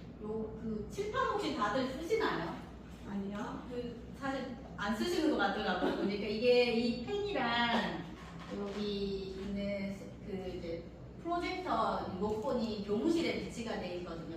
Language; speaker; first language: Korean; native; Korean